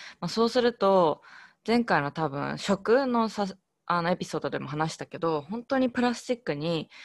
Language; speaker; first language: Japanese; native; Japanese